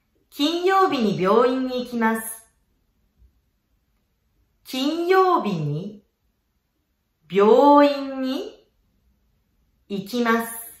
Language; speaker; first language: Japanese; non-native, fluent; French